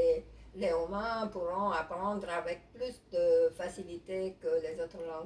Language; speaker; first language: French; non-native, fluent; Romanian